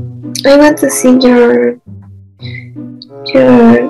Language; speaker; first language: English; non-native, learner; Spanish